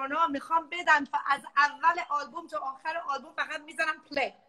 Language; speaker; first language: Persian; early bilingual, heritage; Persian